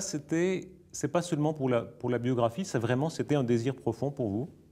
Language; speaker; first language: French; native; French